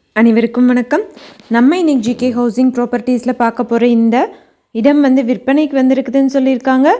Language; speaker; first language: Tamil; native; Tamil